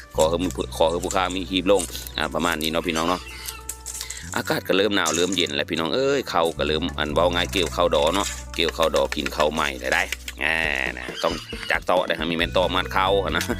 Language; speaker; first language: Thai; non-native, local second language; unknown